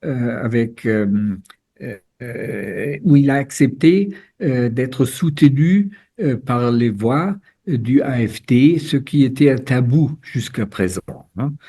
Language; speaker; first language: French; non-native, fluent; German